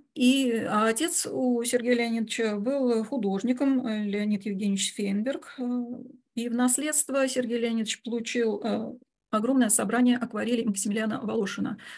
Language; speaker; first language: Russian; native; Russian